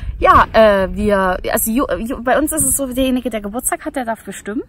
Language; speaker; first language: German; native; German